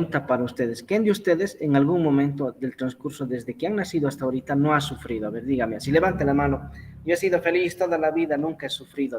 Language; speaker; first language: Spanish; native; Spanish